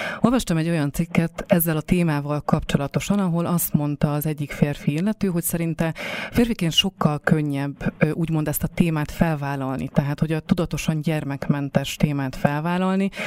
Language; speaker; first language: Hungarian; native; Hungarian